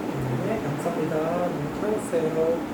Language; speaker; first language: Korean; non-native, fluent; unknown